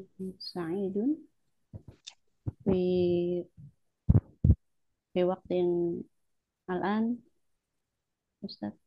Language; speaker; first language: Arabic; non-native, learner; Indonesian